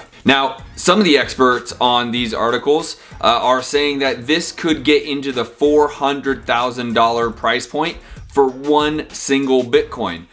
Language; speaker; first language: English; native; English